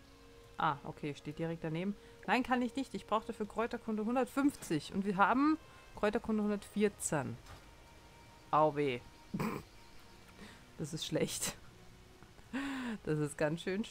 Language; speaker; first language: German; native; German